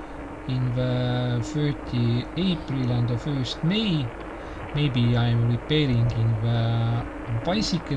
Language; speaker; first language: English; non-native, learner; Estonian